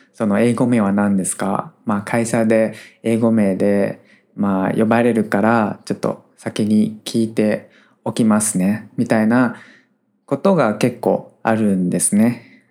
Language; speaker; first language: Japanese; native; Japanese